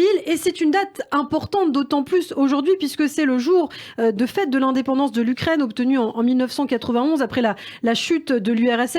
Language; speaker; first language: French; native; French